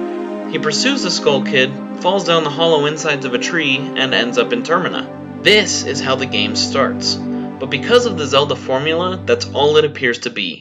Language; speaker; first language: English; native; English